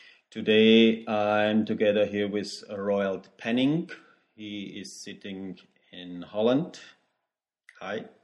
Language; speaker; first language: English; non-native, learner; German